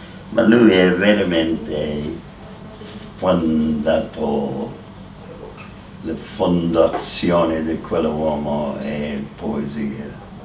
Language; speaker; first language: Italian; non-native, learner; English